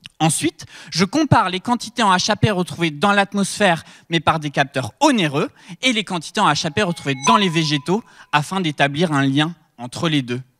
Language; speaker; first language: French; native; French